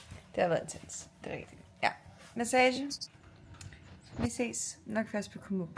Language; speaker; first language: Danish; native; Danish